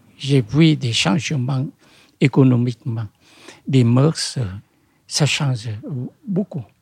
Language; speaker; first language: French; non-native, fluent; Vietnamese